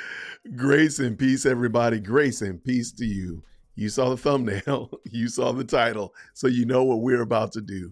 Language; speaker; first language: English; native; English